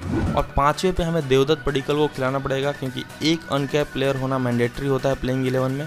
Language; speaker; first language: Hindi; native; Hindi